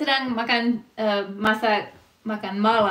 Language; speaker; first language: Indonesian; non-native, fluent; English